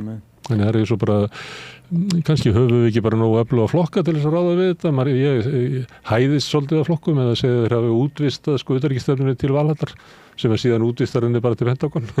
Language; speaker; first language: Icelandic; native; Icelandic